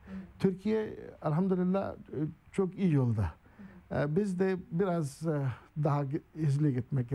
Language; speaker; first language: Turkish; non-native, learner; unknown